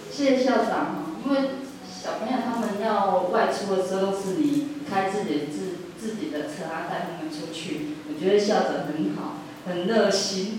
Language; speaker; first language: Chinese; non-native, fluent; Vietnamese